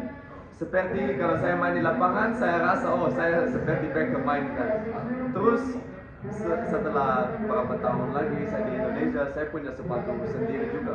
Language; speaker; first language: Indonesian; non-native, fluent; Dutch